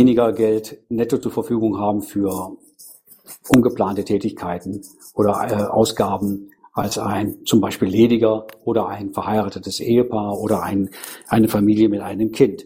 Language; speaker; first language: German; native; German